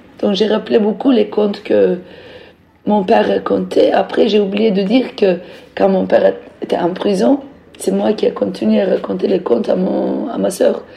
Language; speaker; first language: French; non-native, fluent; Turkish